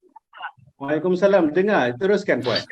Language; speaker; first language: Malay; native; Malay